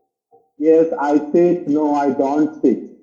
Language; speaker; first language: English; non-native, learner; Bangla